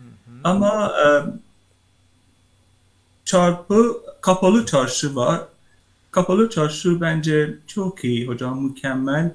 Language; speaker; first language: Turkish; non-native, learner; Persian